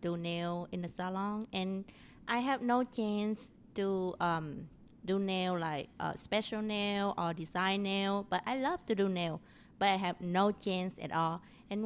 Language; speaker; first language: English; non-native, learner; Vietnamese